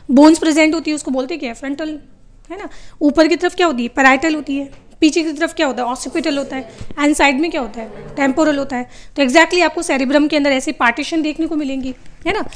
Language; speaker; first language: Hindi; native; Hindi